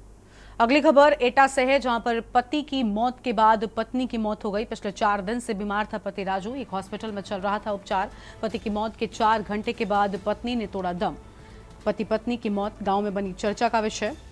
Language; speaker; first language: Hindi; native; Hindi